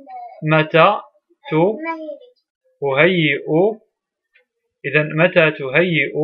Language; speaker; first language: Arabic; native; Arabic